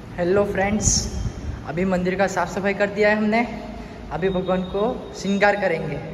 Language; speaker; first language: Hindi; non-native, local second language; Gujarati